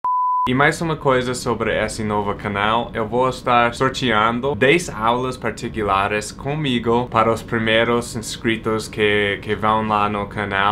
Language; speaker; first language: Portuguese; non-native, fluent; English